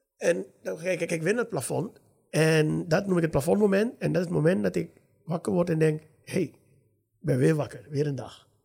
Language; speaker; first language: Dutch; native; Dutch